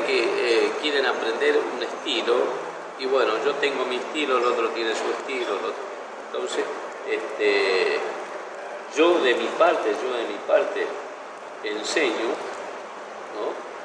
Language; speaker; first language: Spanish; native; Spanish